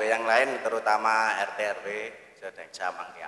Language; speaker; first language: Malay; non-native, local second language; Javanese